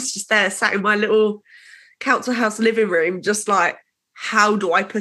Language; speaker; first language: English; native; English